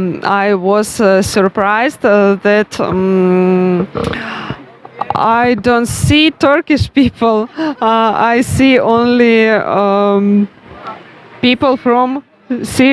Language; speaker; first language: English; non-native, learner; Russian